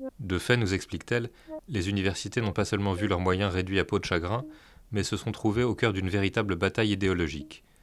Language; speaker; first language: French; native; French